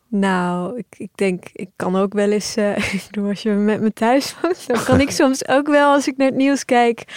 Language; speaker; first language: Dutch; early bilingual, other home language; Turkish